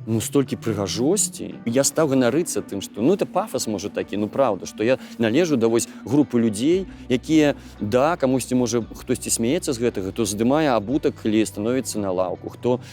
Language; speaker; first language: Belarusian; non-native, local second language; Russian